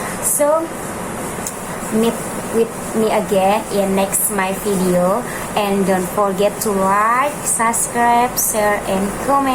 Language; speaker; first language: English; non-native, learner; Indonesian